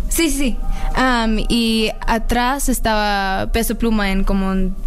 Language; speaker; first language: Spanish; early bilingual, heritage; Spanish